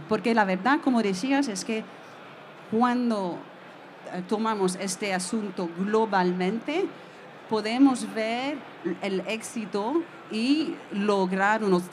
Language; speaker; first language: Spanish; non-native, fluent; French